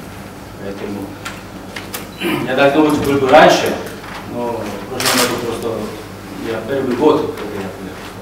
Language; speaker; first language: Russian; non-native, learner; Korean